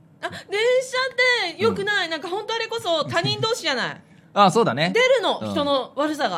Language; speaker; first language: Japanese; native; Japanese